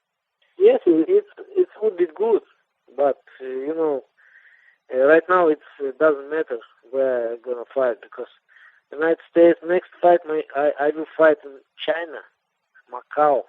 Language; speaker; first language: English; non-native, learner; Russian